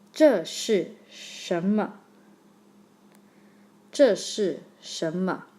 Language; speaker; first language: Chinese; non-native, fluent; English